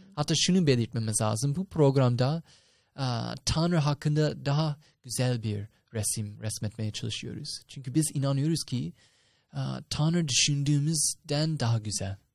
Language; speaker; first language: Turkish; non-native, fluent; English